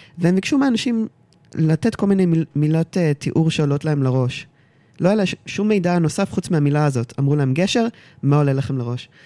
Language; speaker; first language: Hebrew; early bilingual, heritage; Hebrew